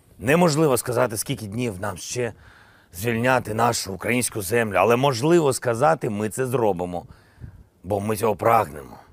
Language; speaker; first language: Ukrainian; non-native, local second language; Russian